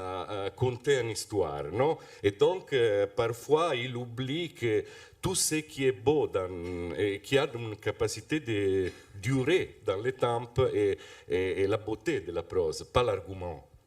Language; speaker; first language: French; non-native, fluent; Italian